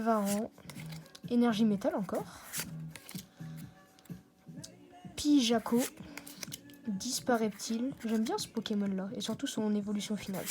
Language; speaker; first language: French; native; French